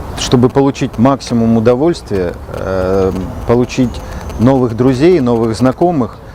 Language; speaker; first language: Russian; native; Russian